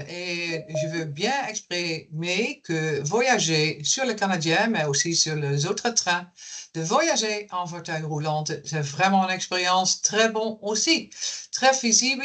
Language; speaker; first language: French; non-native, fluent; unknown